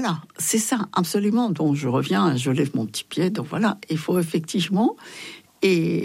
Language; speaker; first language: French; non-native, fluent; Spanish